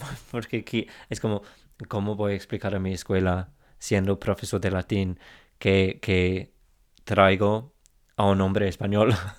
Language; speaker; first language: Spanish; non-native, fluent; English